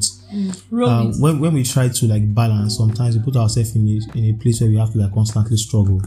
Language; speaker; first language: English; non-native, local second language; Yoruba